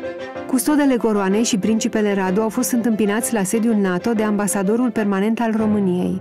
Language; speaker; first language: Romanian; native; Romanian